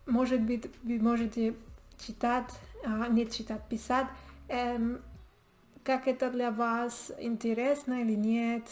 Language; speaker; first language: Russian; non-native, learner; Spanish